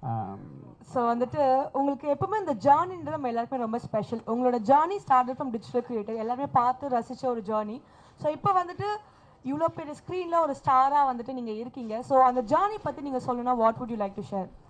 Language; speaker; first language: Tamil; native; Tamil